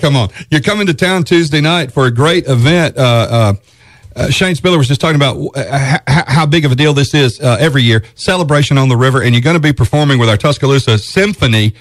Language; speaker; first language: English; native; English